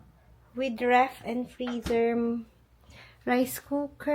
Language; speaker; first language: English; non-native, local second language; Filipino